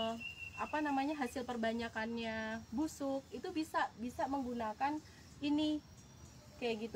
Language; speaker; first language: Indonesian; native; Indonesian